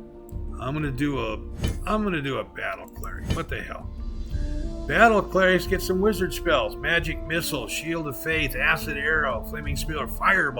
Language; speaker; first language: English; native; English